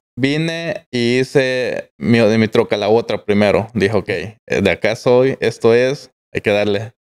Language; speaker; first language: Spanish; native; Spanish